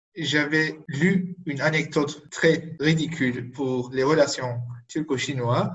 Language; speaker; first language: French; non-native, fluent; Turkish